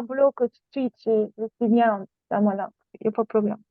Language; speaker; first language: French; non-native, learner; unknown